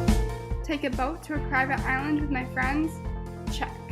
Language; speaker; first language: English; native; English